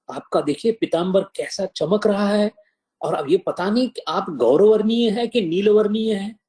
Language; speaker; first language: Hindi; non-native, local second language; Marathi